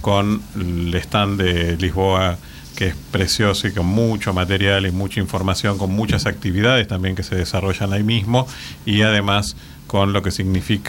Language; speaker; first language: Spanish; native; Spanish